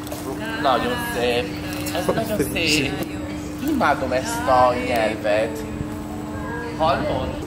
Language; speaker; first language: Hungarian; non-native, learner; Romanian